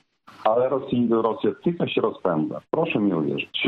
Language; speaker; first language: Polish; non-native, fluent; Ukrainian